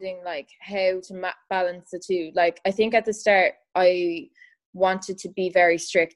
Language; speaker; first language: English; native; English